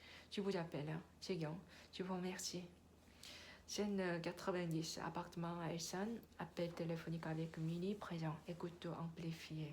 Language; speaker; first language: French; non-native, learner; Korean